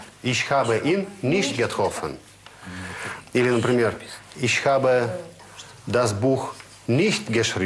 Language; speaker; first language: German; non-native, fluent; Russian